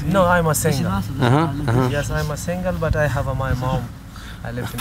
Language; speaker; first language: English; non-native, learner; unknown